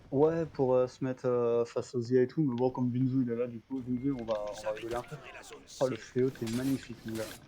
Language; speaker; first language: French; native; French